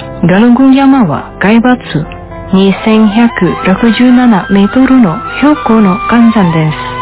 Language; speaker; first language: Japanese; non-native, fluent; Indonesian